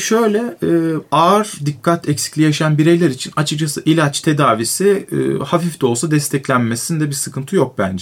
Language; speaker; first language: Turkish; native; Turkish